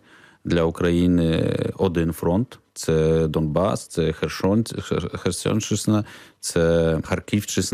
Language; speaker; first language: Ukrainian; non-native, learner; Polish